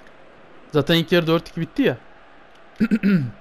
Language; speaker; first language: Turkish; native; Turkish